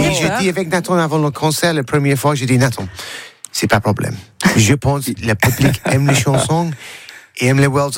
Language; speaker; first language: French; non-native, learner; English